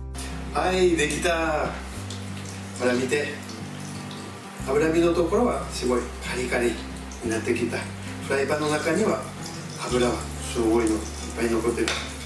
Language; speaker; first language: Japanese; non-native, fluent; French